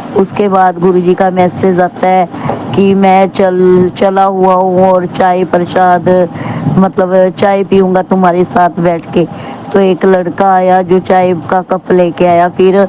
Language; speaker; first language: Hindi; non-native, local second language; Punjabi